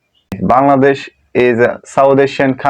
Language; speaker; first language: English; non-native, learner; Bangla